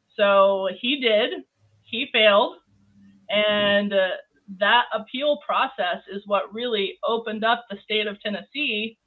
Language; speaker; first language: English; native; English